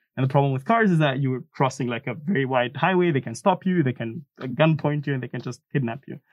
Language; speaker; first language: English; non-native, fluent; Arabic